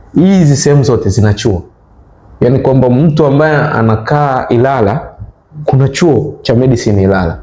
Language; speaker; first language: Swahili; native; Swahili